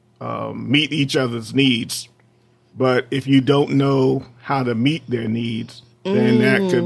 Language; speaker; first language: English; native; English